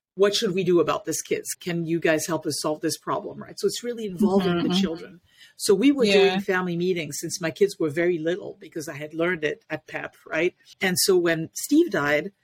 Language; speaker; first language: English; non-native, fluent; French